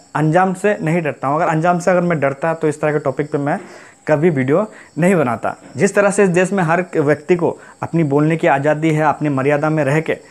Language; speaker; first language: Hindi; non-native, local second language; Assamese